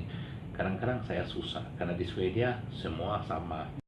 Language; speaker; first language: Indonesian; non-native, learner; Swedish